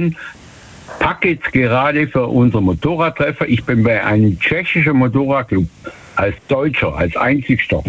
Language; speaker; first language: German; native; German